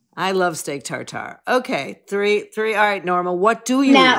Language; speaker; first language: English; native; English